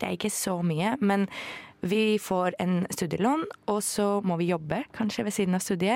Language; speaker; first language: Norwegian; non-native, fluent; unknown